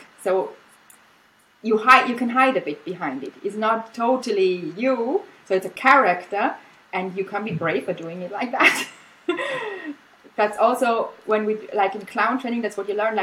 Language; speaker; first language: English; non-native, fluent; German